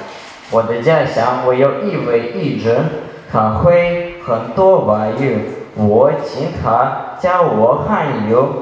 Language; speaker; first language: Chinese; non-native, learner; Russian